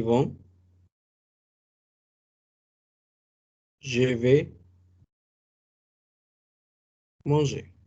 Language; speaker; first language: French; non-native, fluent; Spanish